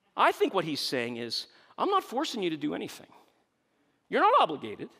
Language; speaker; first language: English; native; English